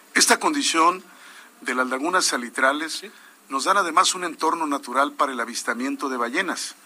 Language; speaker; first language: Spanish; native; Spanish